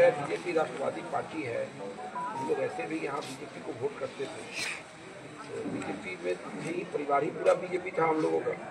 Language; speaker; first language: Hindi; native; Hindi